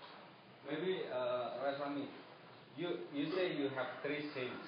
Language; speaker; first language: English; non-native, learner; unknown